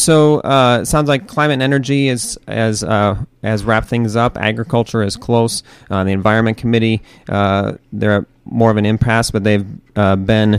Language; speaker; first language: English; native; English